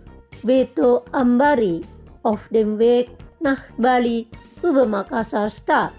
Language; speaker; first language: German; non-native, fluent; Indonesian